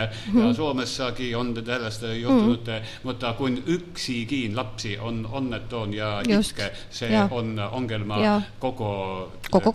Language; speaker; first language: Finnish; non-native, learner; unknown